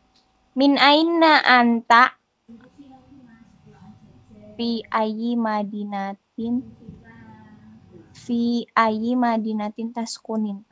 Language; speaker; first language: Arabic; non-native, learner; Indonesian